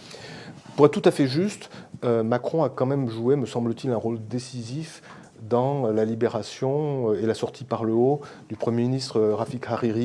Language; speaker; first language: French; native; French